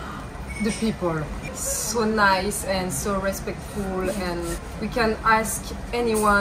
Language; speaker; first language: English; non-native, learner; French